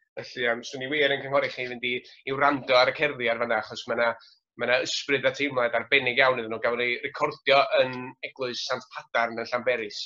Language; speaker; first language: Welsh; native; Welsh